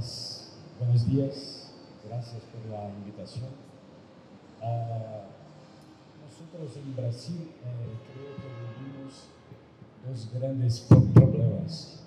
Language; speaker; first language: Spanish; non-native, fluent; Portuguese